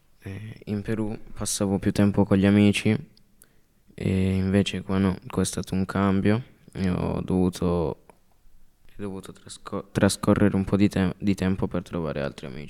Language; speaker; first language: Italian; early bilingual, other home language; Spanish